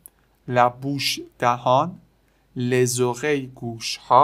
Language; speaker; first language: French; non-native, fluent; Persian